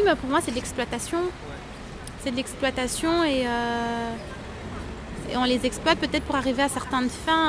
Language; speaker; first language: French; native; French